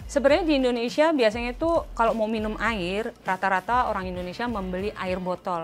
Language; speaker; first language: Indonesian; native; Indonesian